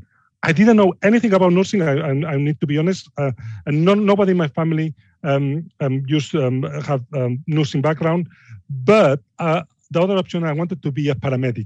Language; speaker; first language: English; non-native, fluent; Spanish